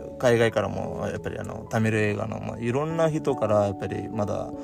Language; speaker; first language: Japanese; non-native, fluent; Tamil